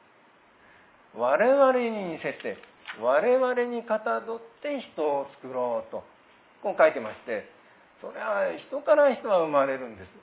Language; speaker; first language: Japanese; native; Japanese